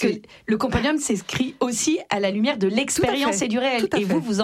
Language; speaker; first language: French; native; French